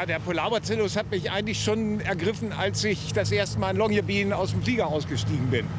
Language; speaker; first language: German; native; German